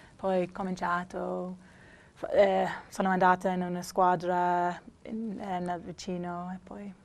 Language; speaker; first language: Italian; non-native, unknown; English